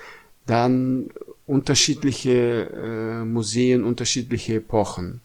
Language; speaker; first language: German; non-native, fluent; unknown